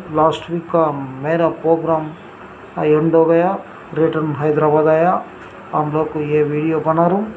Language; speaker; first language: Hindi; non-native, local second language; Telugu